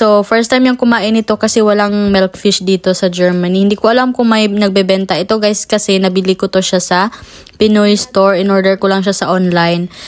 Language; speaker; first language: Filipino; non-native, local second language; Cebuano